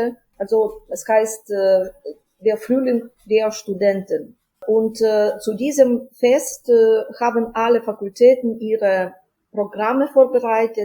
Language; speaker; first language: German; non-native, fluent; Ukrainian